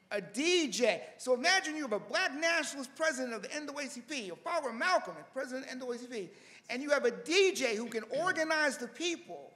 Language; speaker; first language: English; native; English